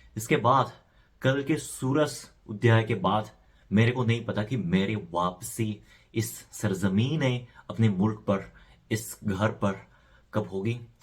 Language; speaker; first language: Hindi; native; Hindi